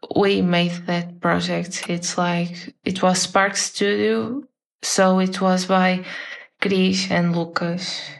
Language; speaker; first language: English; non-native, fluent; Portuguese